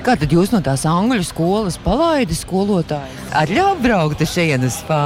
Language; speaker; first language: Latvian; native; Latvian